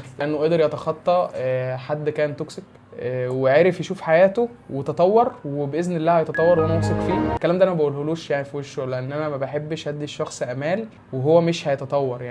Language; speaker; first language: Arabic; native; Arabic